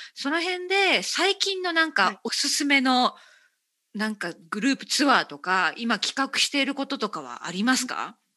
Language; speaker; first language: Japanese; native; Japanese